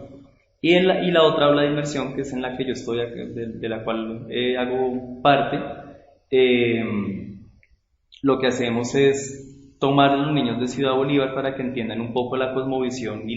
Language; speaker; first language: Spanish; native; Spanish